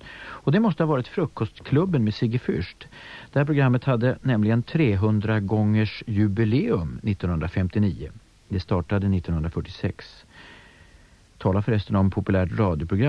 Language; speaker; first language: Swedish; native; Swedish